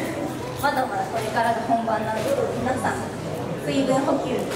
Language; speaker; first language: Japanese; native; Japanese